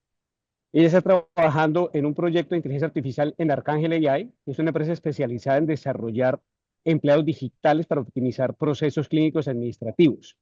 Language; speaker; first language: Spanish; native; Spanish